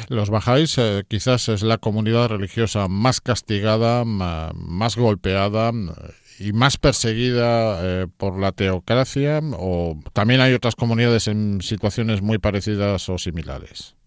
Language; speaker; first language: Spanish; native; Spanish